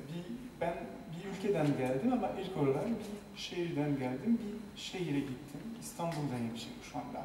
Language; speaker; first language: Turkish; non-native, fluent; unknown